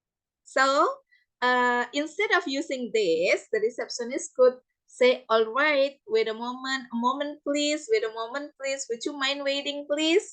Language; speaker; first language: English; non-native, fluent; Indonesian